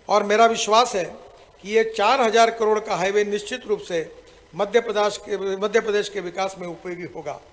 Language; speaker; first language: Hindi; non-native, local second language; Marathi